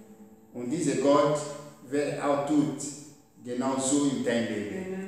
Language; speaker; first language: German; non-native, learner; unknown